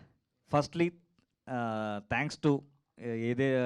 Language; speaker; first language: Telugu; non-native, learner; Kannada